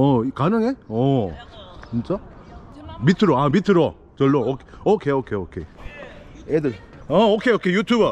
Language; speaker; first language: Korean; native; Korean